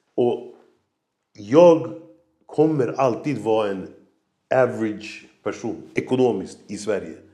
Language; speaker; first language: Swedish; native; Swedish